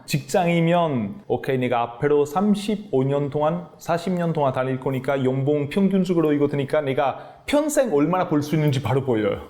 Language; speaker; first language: Korean; non-native, fluent; Italian